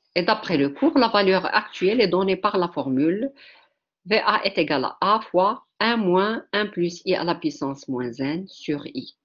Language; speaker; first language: French; non-native, local second language; Arabic